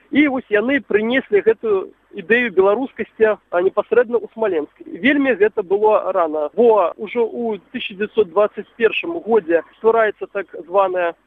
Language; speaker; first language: Belarusian; native; Belarusian